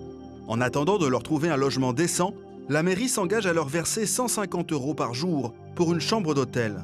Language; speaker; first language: French; native; French